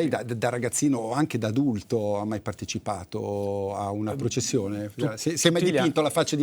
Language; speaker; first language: Italian; native; Italian